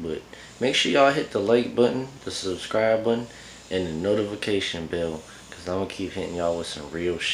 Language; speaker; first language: English; native; English